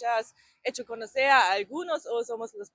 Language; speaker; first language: Spanish; non-native, learner; German